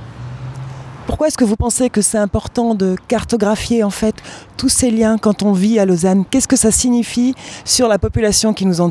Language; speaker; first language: French; native; French